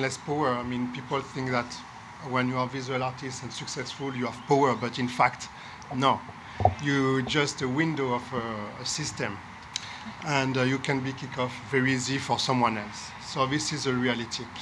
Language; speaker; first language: English; non-native, learner; French